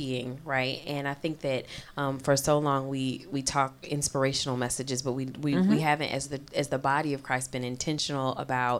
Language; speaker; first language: English; native; English